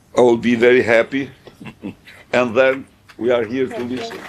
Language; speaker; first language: English; non-native, learner; Albanian